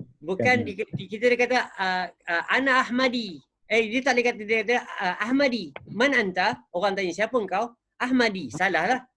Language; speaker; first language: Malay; native; Malay